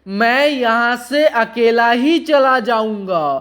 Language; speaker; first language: Hindi; non-native, fluent; Bangla